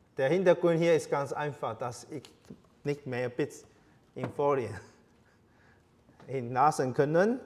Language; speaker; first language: German; non-native, learner; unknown